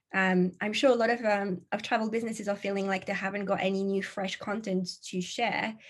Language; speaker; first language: English; non-native, fluent; French